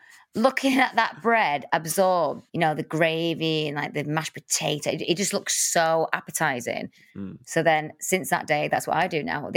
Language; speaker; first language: English; native; English